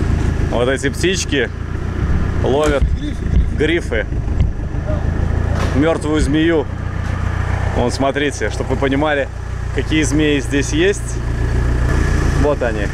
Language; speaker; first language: Russian; native; Russian